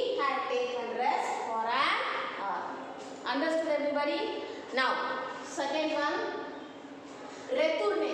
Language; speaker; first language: English; non-native, local second language; Tamil